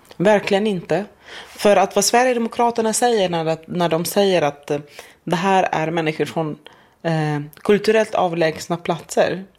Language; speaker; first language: Swedish; non-native, fluent; Arabic